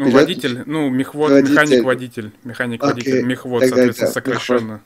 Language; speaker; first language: Russian; native; Russian